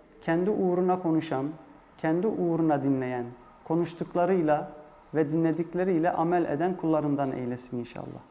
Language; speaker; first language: Turkish; early bilingual, heritage; Turkish